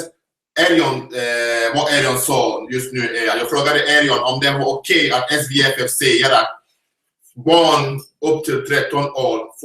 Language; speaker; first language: Swedish; non-native, fluent; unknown